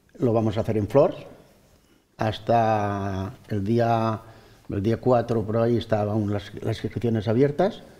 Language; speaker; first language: Spanish; native; Spanish